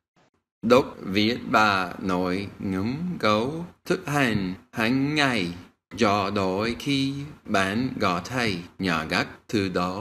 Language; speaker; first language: Vietnamese; non-native, learner; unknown